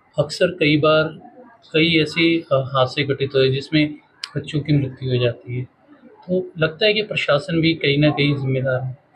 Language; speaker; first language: Hindi; non-native, local second language; Punjabi